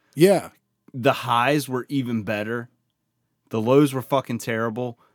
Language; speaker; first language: English; native; English